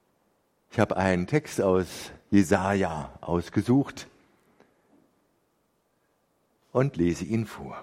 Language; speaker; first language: German; native; German